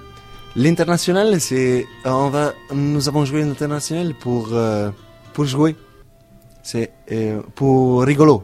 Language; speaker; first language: French; non-native, learner; Italian